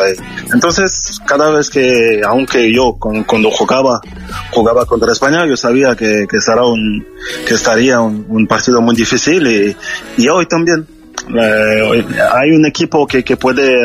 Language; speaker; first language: Spanish; non-native, fluent; French